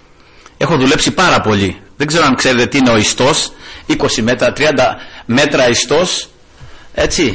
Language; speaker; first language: Greek; native; Greek